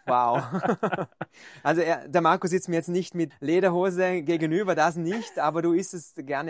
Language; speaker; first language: German; native; German